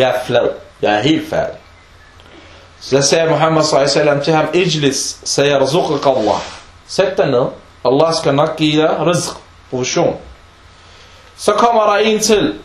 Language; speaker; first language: Danish; early bilingual, other home language; Arabic